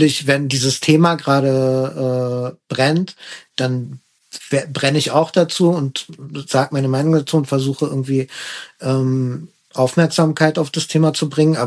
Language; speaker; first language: German; early bilingual, other home language; Persian